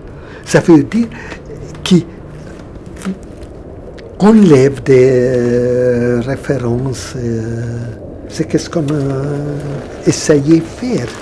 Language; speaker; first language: French; non-native, fluent; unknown